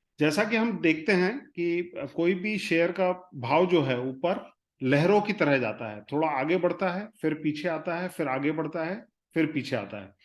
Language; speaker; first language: Hindi; non-native, local second language; Marathi